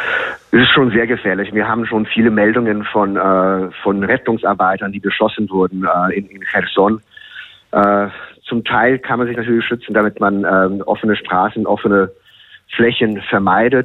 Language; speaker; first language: German; non-native, fluent; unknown